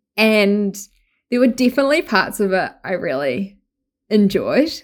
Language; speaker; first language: English; native; English